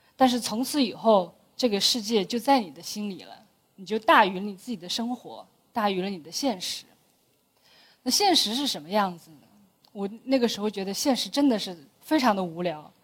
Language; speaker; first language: Chinese; native; Chinese